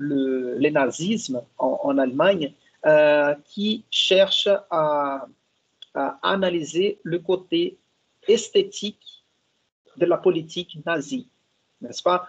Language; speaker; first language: French; non-native, fluent; Portuguese